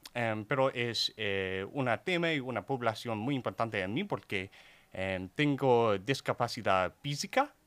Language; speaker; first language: Spanish; non-native, learner; English